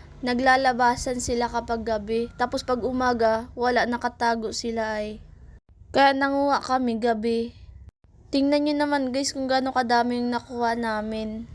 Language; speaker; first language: Filipino; non-native, local second language; Bikol